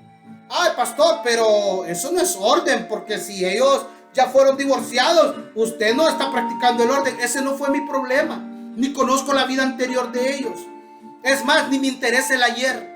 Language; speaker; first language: Spanish; native; Spanish